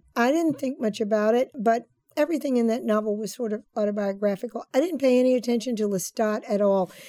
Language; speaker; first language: English; native; English